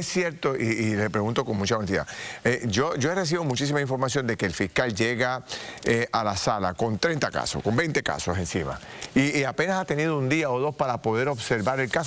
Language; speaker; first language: Spanish; native; Spanish